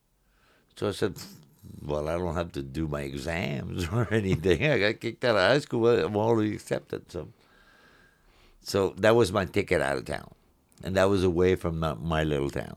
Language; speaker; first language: English; non-native, fluent; French